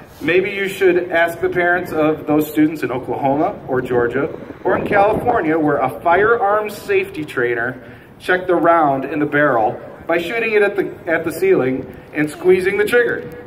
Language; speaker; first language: English; native; English